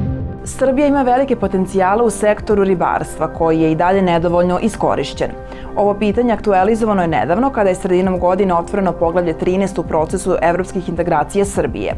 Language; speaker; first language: Serbian; native; Serbian